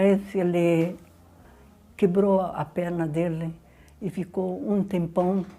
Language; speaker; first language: Portuguese; non-native, learner; Arabic